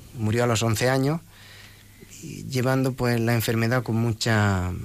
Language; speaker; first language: Spanish; native; Spanish